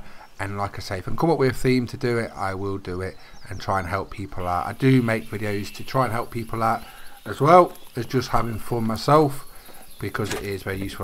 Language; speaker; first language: English; native; English